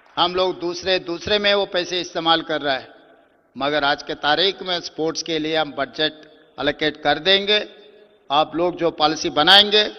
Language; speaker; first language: Hindi; non-native, local second language; Telugu